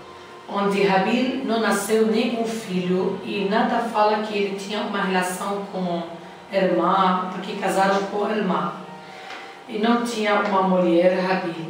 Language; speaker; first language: Portuguese; non-native, learner; Arabic